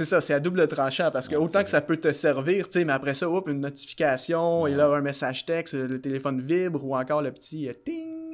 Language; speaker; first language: French; native; French